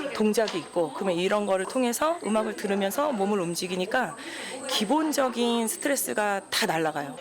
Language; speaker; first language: Korean; native; Korean